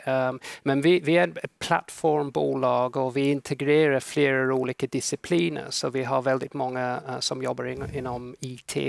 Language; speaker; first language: Swedish; non-native, fluent; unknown